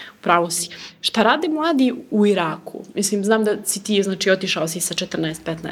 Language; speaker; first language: Serbian; native; Serbian